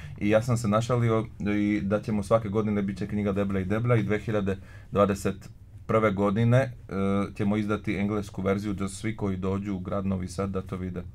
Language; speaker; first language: Croatian; non-native, local second language; Slovak